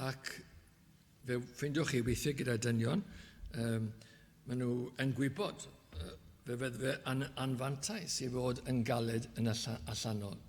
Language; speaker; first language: Welsh; native; Welsh